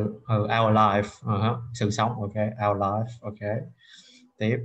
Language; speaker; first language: English; non-native, fluent; Vietnamese